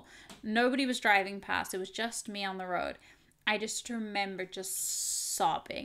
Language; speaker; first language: English; native; English